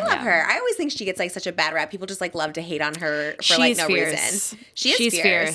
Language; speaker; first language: English; native; English